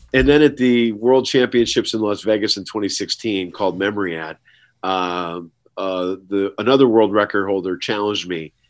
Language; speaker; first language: English; native; English